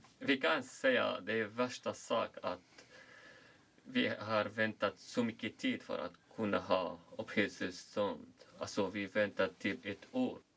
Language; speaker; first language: Swedish; non-native, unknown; Arabic